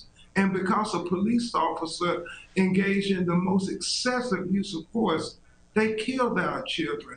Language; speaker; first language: English; native; English